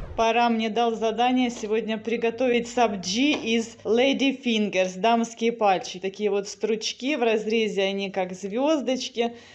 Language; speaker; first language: Russian; native; Russian